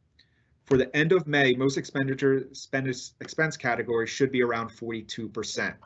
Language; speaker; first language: English; native; English